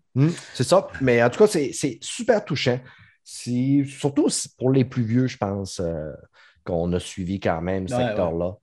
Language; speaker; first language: French; native; French